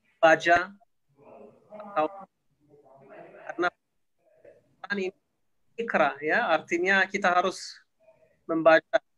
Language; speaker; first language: Indonesian; non-native, learner; Turkish